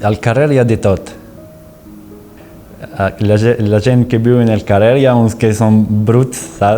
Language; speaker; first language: Catalan; non-native, learner; Arabic